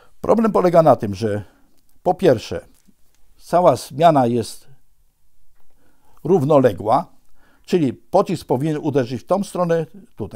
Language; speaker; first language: Polish; native; Polish